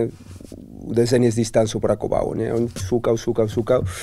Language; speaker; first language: Polish; non-native, learner; Spanish